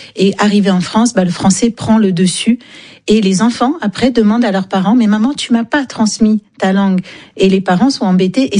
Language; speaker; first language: French; native; French